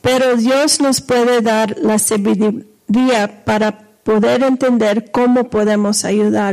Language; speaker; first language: Spanish; non-native, fluent; English